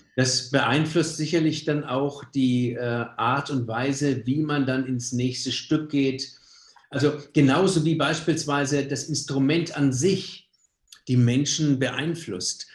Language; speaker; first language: German; native; German